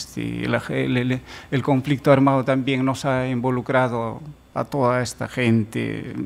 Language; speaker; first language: Spanish; non-native, local second language; Quechua